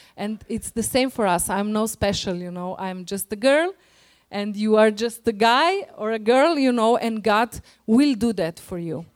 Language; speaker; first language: English; non-native, fluent; Slovenian